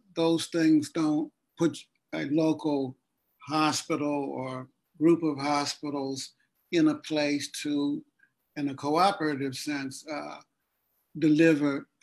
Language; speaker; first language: English; native; English